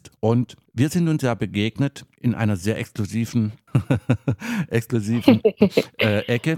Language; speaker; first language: German; native; German